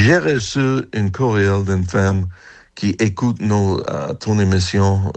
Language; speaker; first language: French; non-native, fluent; English